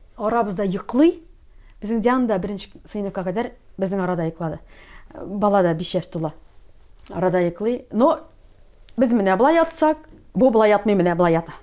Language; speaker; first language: Tatar; native; Tatar